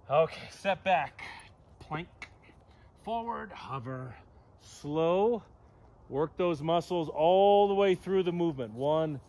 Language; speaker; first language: English; native; English